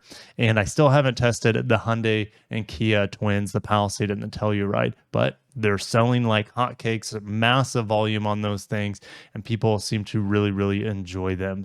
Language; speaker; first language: English; native; English